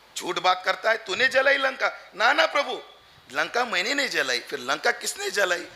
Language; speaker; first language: Hindi; non-native, local second language; Marathi